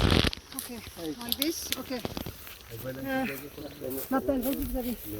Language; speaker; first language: French; native; French